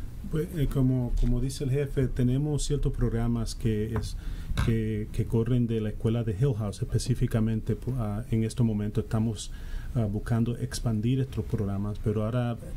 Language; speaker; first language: Spanish; early bilingual, heritage; Spanish